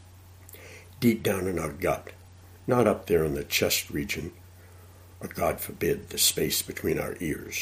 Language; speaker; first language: English; native; English